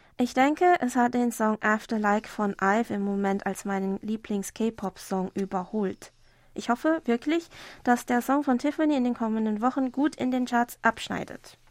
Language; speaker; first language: German; non-native, fluent; Korean